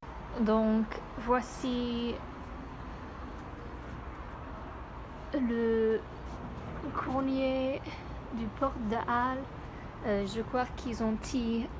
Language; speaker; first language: French; non-native, learner; English